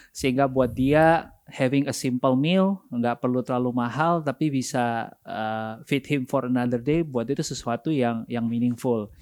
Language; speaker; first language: Indonesian; native; Indonesian